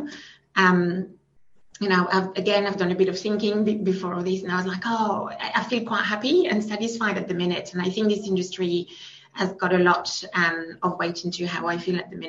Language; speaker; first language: English; non-native, fluent; French